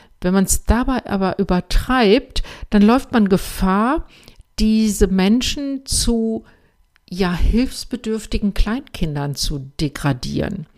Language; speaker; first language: German; native; German